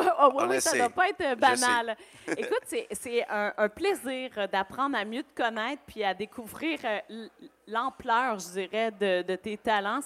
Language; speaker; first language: French; native; French